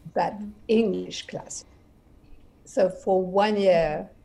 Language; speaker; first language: English; non-native, fluent; French